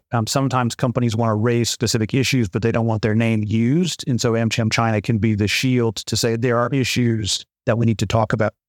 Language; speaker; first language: English; native; English